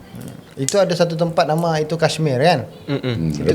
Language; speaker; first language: Malay; native; Malay